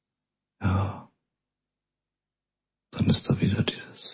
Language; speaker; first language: German; native; German